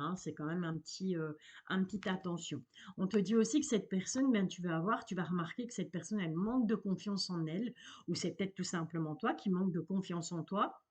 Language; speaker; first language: French; native; French